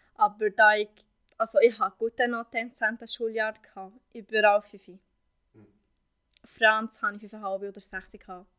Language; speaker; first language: German; non-native, fluent; Arabic